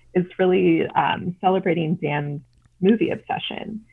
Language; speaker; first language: English; native; English